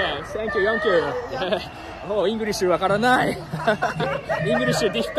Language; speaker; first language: English; non-native, learner; Japanese